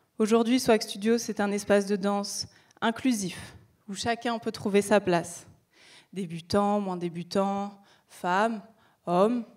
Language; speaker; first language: French; native; French